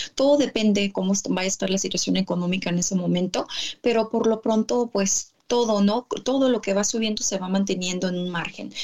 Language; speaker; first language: Spanish; native; Spanish